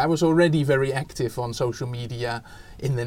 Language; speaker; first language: English; non-native, fluent; Dutch